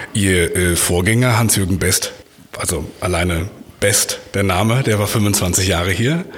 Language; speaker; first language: German; native; German